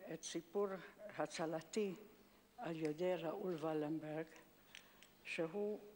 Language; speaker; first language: Hebrew; non-native, fluent; Hungarian